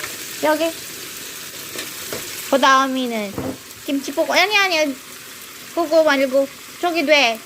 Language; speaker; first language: Korean; non-native, fluent; Filipino